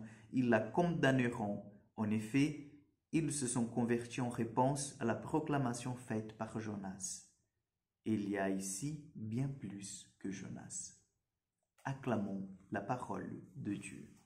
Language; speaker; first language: French; non-native, fluent; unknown